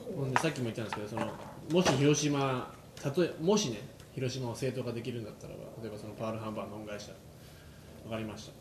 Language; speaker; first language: Japanese; native; Japanese